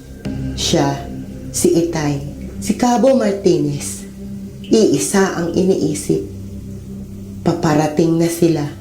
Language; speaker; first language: Filipino; native; Filipino